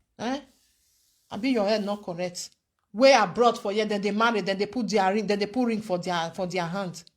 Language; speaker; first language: Nigerian Pidgin; non-native, local second language; Bini